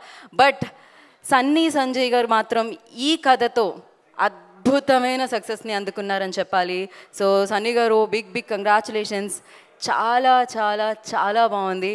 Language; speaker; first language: Telugu; native; Telugu